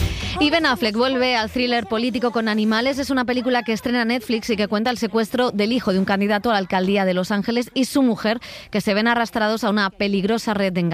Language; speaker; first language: Spanish; native; Spanish